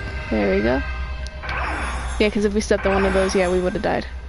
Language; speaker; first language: English; early bilingual, other home language; Spanish